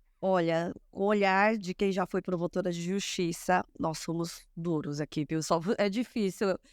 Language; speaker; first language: Portuguese; early bilingual, other home language; Korean